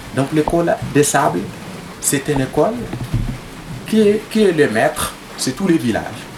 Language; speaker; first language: French; non-native, local second language; Tamasheq